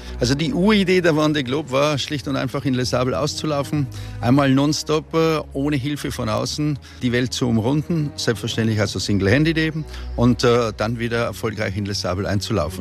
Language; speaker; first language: German; native; German